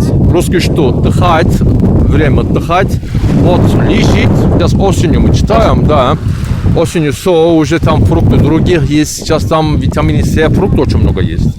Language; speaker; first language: Russian; non-native, learner; Turkish